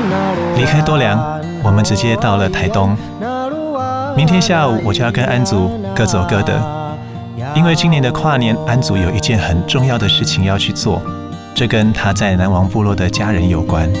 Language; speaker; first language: Chinese; native; Chinese